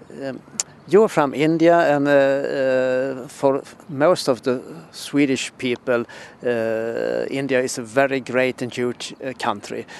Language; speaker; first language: English; non-native, fluent; Swedish